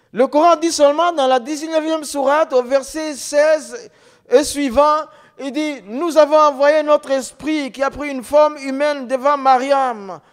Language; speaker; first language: French; non-native, local second language; Dyula